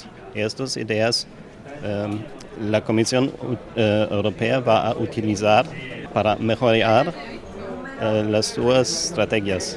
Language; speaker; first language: Spanish; non-native, learner; German